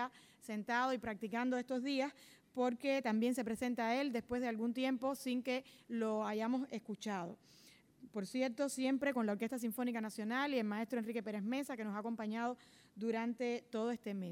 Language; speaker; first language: Spanish; native; Spanish